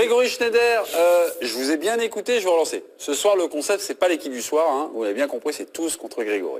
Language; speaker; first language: French; native; French